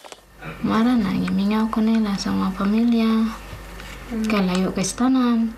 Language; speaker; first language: Dutch; non-native, learner; Cebuano